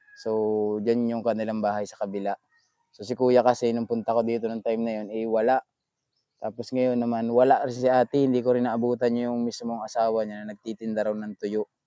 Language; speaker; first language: Filipino; native; Filipino